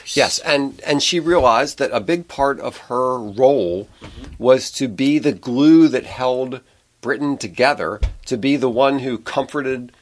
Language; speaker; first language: English; native; English